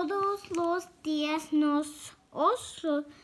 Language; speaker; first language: Spanish; non-native, learner; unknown